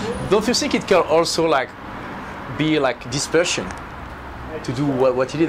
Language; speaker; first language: English; non-native, fluent; French